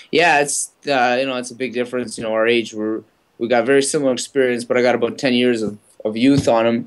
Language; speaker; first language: English; native; English